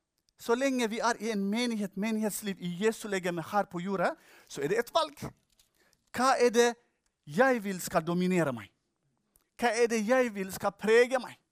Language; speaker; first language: Norwegian; non-native, fluent; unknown